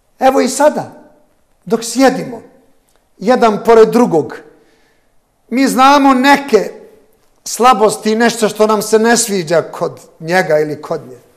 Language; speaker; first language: Serbian; non-native, local second language; Albanian